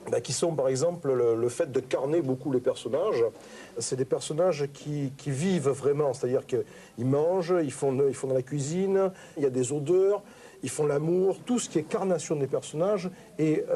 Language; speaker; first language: French; native; French